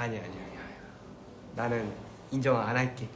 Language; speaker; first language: Korean; early bilingual, heritage; Korean